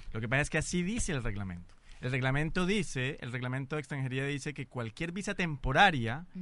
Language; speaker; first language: Spanish; native; Spanish